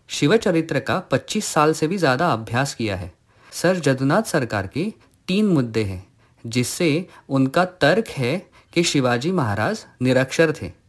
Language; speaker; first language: Hindi; non-native, local second language; Marathi